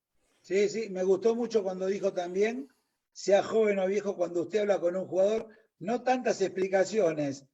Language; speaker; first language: Spanish; native; Spanish